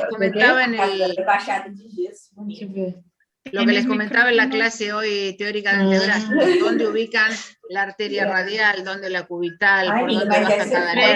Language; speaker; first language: Spanish; native; Spanish